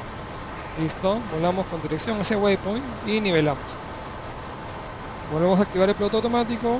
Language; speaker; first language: Spanish; native; Spanish